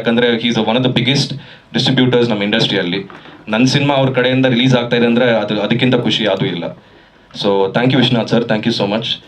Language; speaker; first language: Kannada; native; Kannada